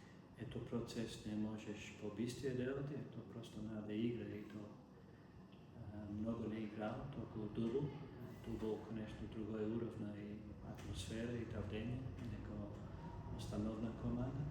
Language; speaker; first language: Russian; non-native, learner; Serbian